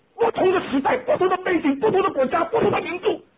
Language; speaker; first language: Chinese; native; Chinese